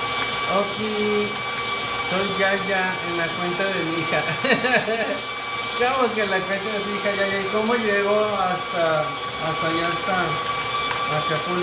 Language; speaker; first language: Spanish; native; Spanish